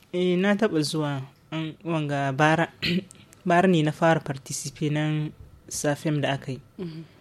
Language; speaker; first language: Hausa; native; Hausa